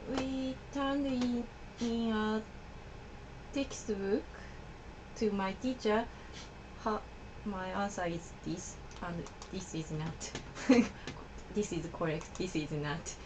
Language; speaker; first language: English; non-native, learner; Japanese